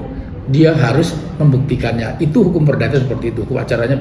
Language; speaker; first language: Indonesian; native; Indonesian